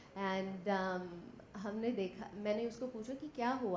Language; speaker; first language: Hindi; non-native, learner; English